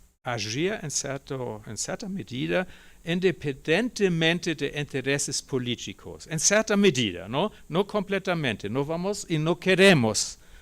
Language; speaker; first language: Portuguese; non-native, fluent; German